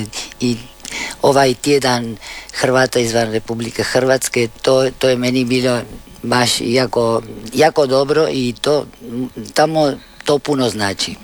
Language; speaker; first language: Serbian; early bilingual, heritage; Spanish